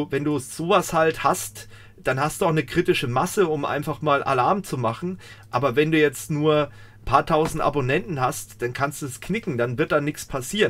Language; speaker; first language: German; native; German